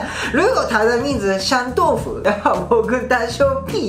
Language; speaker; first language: Chinese; non-native, fluent; Japanese